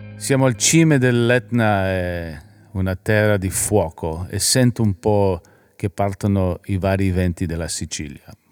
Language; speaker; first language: Italian; non-native, fluent; English